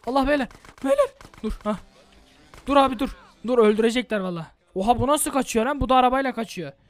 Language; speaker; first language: Turkish; native; Turkish